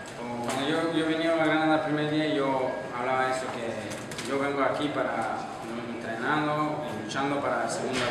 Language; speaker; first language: Spanish; non-native, learner; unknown